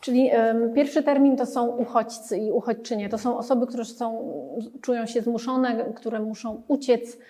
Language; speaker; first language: Polish; early bilingual, other home language; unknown